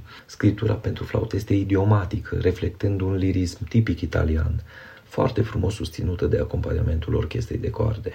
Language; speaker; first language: Romanian; native; Romanian